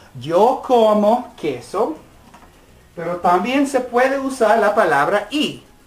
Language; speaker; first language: Spanish; non-native, fluent; English